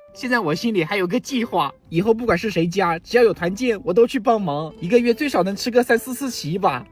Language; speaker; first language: Chinese; native; Chinese